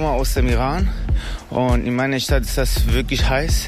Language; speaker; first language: German; non-native, learner; Persian